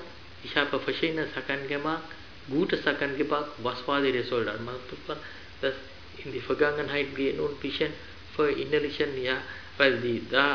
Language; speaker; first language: German; non-native, fluent; Sinhala